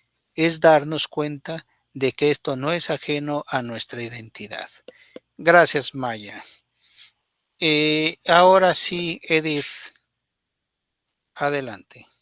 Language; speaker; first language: Spanish; native; Spanish